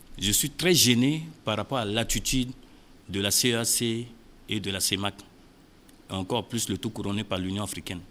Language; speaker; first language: French; non-native, local second language; Sango